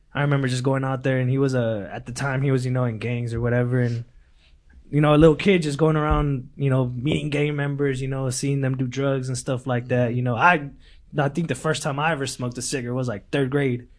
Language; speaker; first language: English; early bilingual, other home language; Spanish